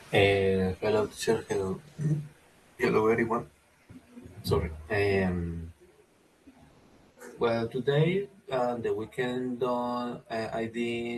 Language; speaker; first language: English; non-native, learner; Spanish